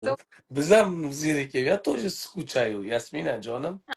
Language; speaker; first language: Russian; non-native, learner; Uzbek